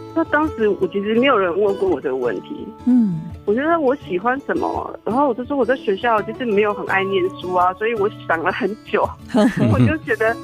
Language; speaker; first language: Chinese; non-native, local second language; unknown